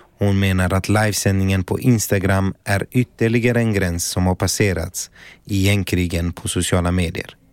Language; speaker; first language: Swedish; native; Swedish